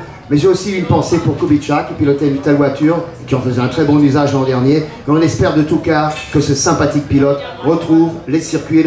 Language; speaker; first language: French; native; French